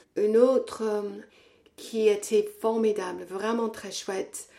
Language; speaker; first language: French; non-native, fluent; English